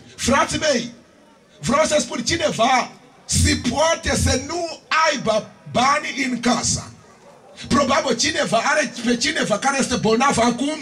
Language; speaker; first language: Romanian; non-native, learner; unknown